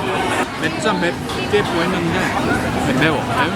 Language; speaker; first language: Korean; non-native, learner; Japanese